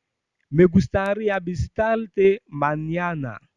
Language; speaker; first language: Spanish; non-native, fluent; Haitian Creole